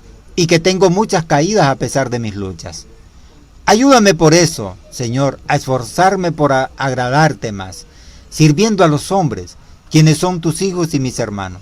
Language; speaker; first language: Spanish; native; Spanish